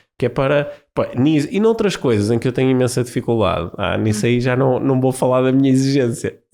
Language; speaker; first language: Portuguese; native; Portuguese